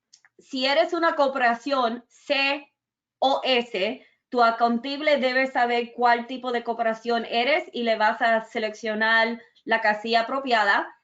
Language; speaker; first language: Spanish; early bilingual, other home language; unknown